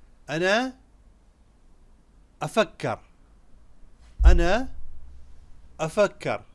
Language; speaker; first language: Arabic; non-native, fluent; Urdu